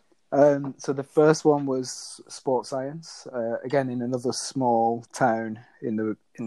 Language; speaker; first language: English; native; English